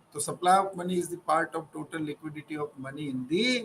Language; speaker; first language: English; non-native, local second language; Gujarati